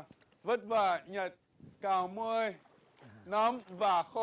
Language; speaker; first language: Vietnamese; non-native, learner; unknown